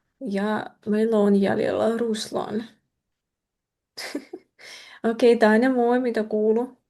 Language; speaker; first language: Finnish; non-native, fluent; Russian